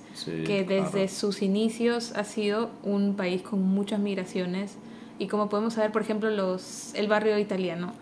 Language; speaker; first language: Spanish; early bilingual, heritage; Spanish